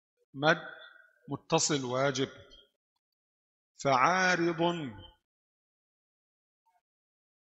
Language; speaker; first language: Arabic; non-native, fluent; Indonesian